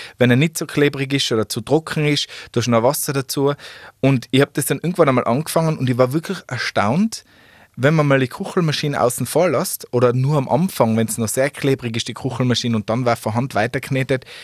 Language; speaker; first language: German; native; German